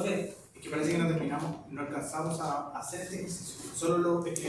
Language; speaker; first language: Spanish; native; Spanish